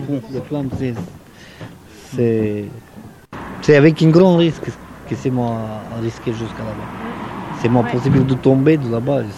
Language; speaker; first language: French; non-native, learner; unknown